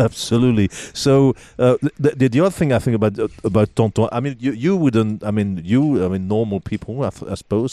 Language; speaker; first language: English; non-native, fluent; French